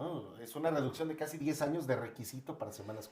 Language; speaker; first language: Spanish; native; Spanish